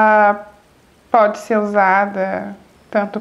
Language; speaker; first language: Portuguese; native; Portuguese